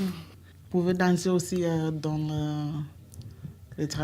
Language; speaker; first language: French; non-native, learner; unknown